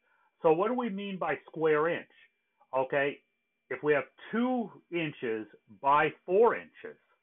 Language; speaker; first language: English; native; English